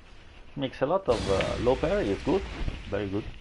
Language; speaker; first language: English; non-native, learner; Italian